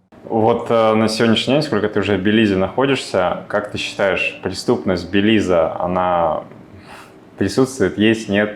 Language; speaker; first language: Russian; native; Russian